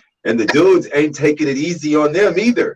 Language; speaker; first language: English; native; English